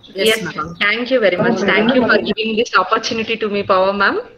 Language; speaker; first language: English; non-native, local second language; Telugu